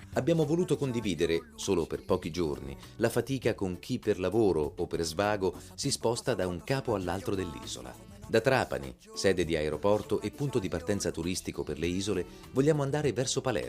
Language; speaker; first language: Italian; native; Italian